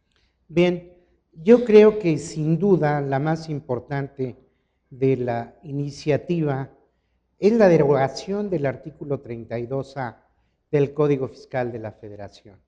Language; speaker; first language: Spanish; native; Spanish